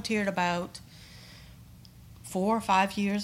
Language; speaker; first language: English; native; English